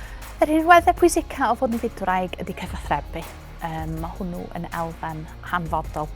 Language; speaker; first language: Welsh; native; Welsh